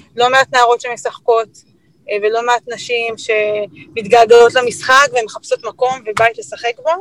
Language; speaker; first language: Hebrew; native; Hebrew